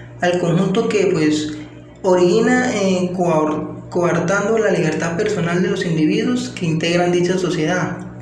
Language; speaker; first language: Spanish; native; Spanish